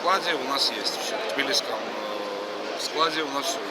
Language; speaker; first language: Russian; non-native, fluent; Georgian